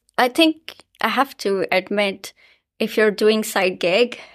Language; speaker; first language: English; non-native, local second language; Hindi